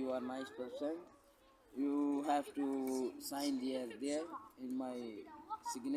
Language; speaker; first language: English; non-native, local second language; Punjabi